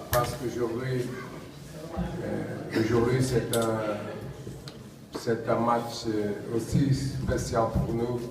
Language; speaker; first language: French; non-native, learner; Portuguese